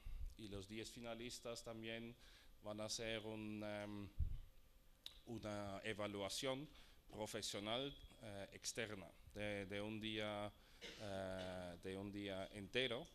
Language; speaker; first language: Spanish; non-native, fluent; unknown